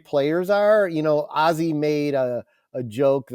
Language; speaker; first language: English; native; English